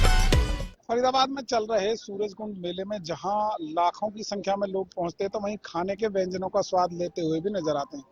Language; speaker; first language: Hindi; native; Hindi